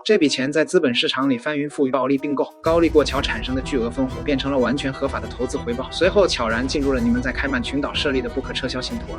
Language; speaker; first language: Chinese; native; Chinese